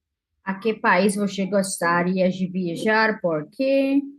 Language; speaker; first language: Portuguese; non-native, fluent; English